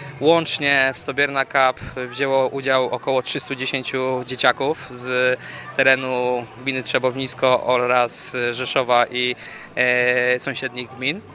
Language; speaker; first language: Polish; native; Polish